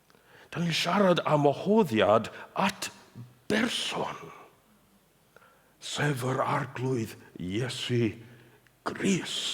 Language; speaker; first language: Welsh; non-native, fluent; English